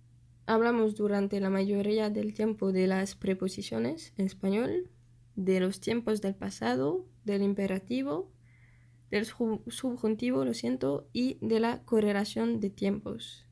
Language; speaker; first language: Spanish; non-native, fluent; French